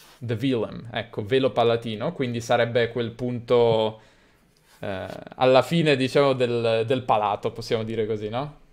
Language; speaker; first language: Italian; native; Italian